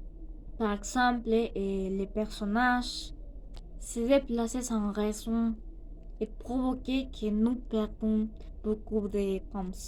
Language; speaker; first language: French; non-native, learner; Spanish